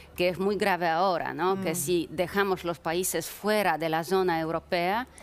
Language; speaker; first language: Spanish; non-native, fluent; Polish